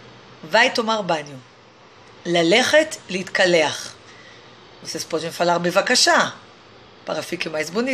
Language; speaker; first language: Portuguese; non-native, fluent; Hebrew